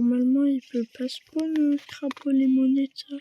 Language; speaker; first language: French; native; French